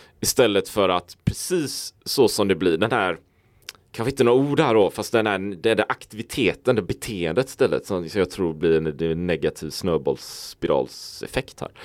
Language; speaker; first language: Swedish; native; Swedish